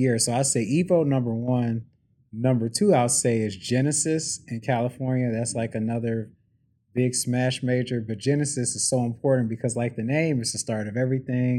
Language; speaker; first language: English; native; English